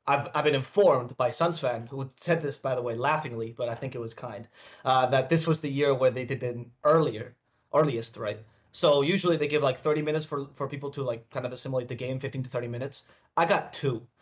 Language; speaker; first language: English; non-native, fluent; Spanish